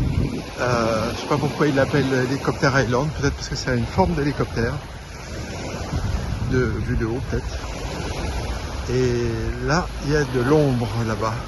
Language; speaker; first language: French; native; French